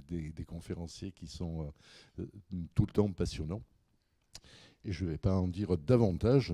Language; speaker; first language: French; native; French